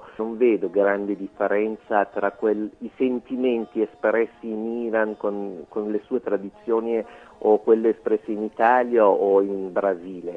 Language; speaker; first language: Italian; non-native, fluent; Persian